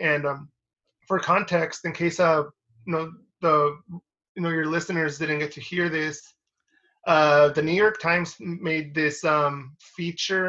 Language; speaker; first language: English; early bilingual, other home language; Spanish